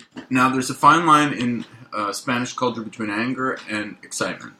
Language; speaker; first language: English; native; English